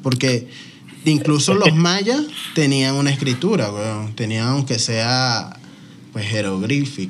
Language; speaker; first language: Spanish; native; Spanish